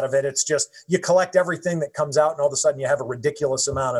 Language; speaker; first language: English; native; English